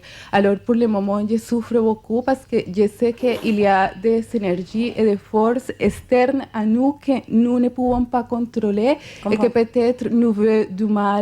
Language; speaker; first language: French; non-native, fluent; Spanish